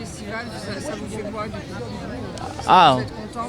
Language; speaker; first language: French; native; French